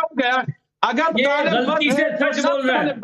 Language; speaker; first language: Hindi; non-native, fluent; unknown